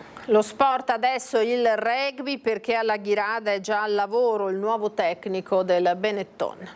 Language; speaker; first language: Italian; native; Italian